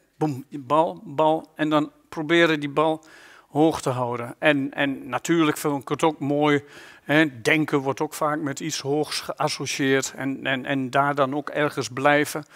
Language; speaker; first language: Dutch; native; Dutch